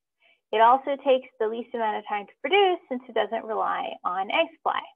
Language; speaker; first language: English; native; English